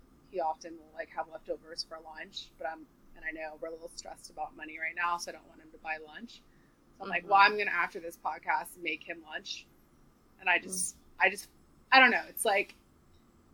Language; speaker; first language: English; native; English